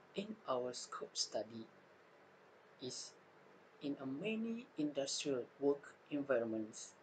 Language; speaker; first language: English; non-native, local second language; Malay